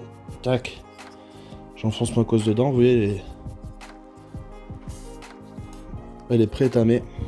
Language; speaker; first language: French; native; French